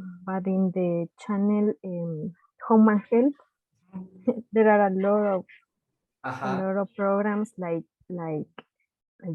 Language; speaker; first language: English; non-native, learner; Spanish